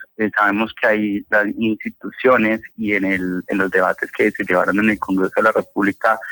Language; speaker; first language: Spanish; native; Spanish